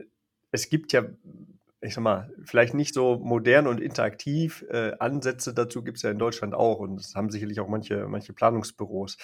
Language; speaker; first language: German; native; German